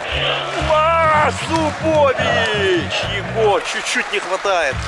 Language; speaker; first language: Russian; native; Russian